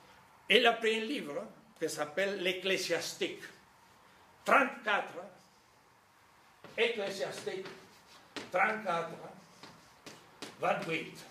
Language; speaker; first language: French; non-native, fluent; Spanish